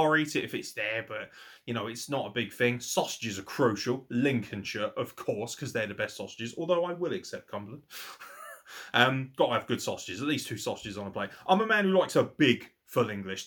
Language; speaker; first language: English; native; English